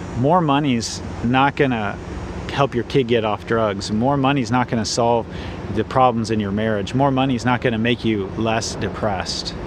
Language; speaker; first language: English; native; English